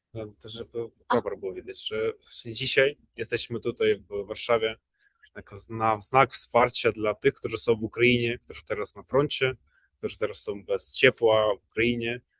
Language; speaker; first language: Polish; non-native, fluent; Ukrainian